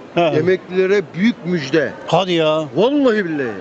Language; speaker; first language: Turkish; native; Turkish